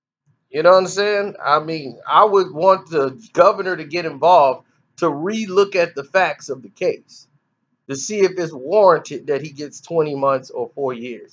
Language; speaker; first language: English; native; English